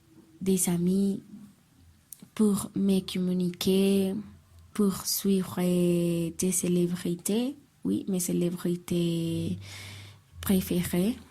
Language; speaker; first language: French; non-native, learner; Spanish